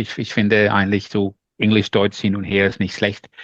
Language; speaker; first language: German; non-native, learner; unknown